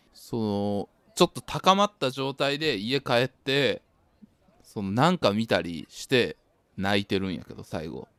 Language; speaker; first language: Japanese; native; Japanese